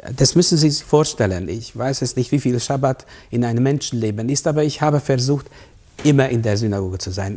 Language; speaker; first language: German; non-native, fluent; Hungarian